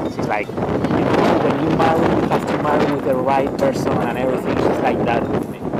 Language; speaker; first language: English; non-native, fluent; Spanish